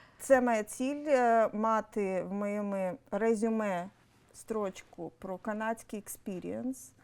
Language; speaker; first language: Ukrainian; non-native, local second language; Russian